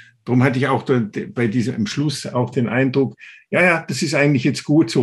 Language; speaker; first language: German; native; German